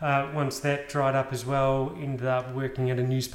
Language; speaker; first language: English; native; English